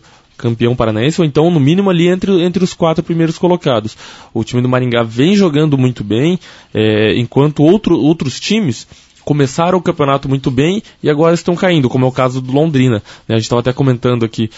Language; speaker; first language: Portuguese; native; Portuguese